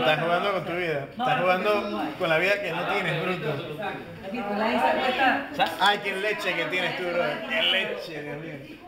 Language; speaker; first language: Spanish; native; Spanish